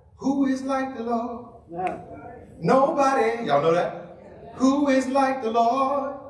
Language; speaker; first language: English; native; English